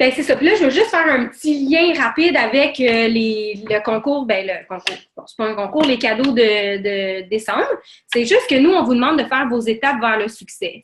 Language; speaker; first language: French; native; French